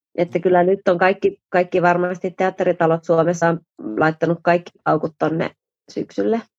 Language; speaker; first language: Finnish; native; Finnish